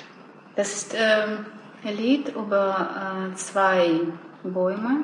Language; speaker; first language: German; non-native, learner; Russian